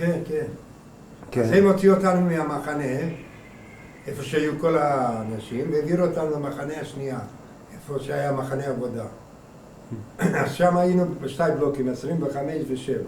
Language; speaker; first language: Hebrew; non-native, fluent; Hungarian